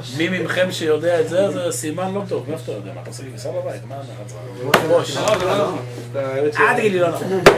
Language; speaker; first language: Hebrew; native; Hebrew